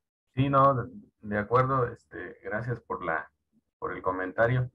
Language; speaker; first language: Spanish; native; Spanish